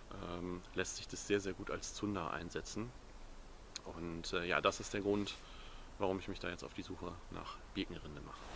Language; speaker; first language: German; native; German